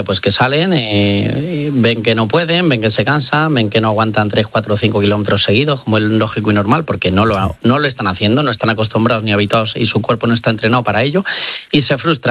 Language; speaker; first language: Spanish; native; Spanish